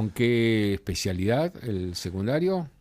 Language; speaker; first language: Spanish; native; Spanish